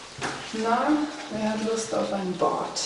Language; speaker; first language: German; native; German